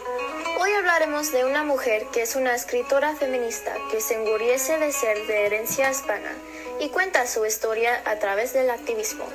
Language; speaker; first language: Spanish; early bilingual, heritage; English